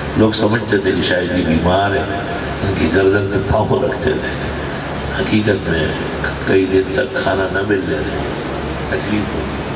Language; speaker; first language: Urdu; non-native, local second language; Pashto